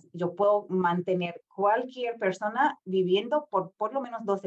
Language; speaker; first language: Spanish; non-native, fluent; English